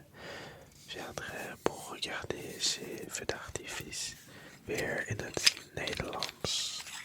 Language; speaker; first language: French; early bilingual, other home language; Dutch